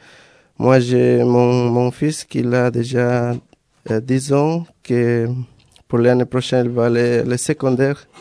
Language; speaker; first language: French; non-native, learner; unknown